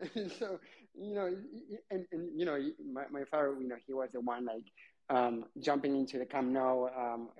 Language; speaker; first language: English; non-native, fluent; Spanish